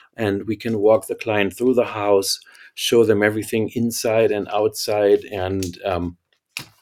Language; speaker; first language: English; non-native, fluent; German